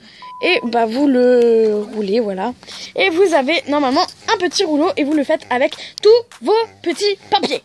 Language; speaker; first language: French; native; French